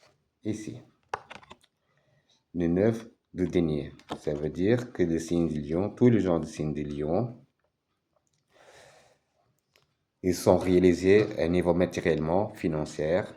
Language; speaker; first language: French; non-native, fluent; Portuguese